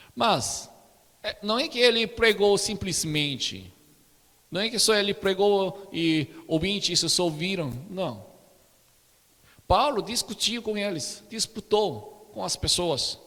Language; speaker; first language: Portuguese; non-native, learner; Korean